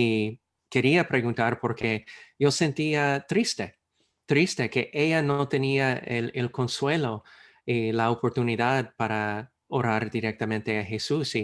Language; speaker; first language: Spanish; non-native, fluent; English